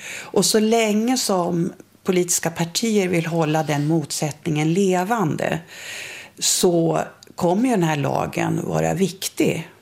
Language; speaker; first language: Swedish; native; Swedish